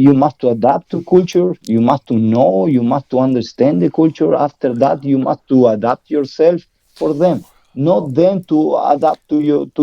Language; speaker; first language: English; non-native, learner; Spanish